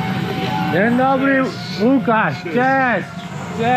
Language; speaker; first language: Polish; non-native, learner; English